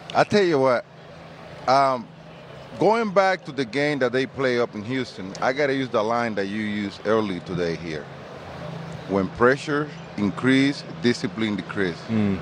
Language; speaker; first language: English; non-native, fluent; Spanish